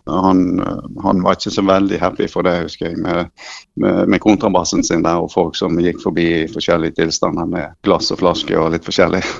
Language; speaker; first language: Norwegian; native; Norwegian